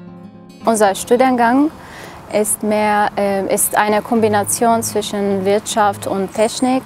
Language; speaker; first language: German; non-native, fluent; Arabic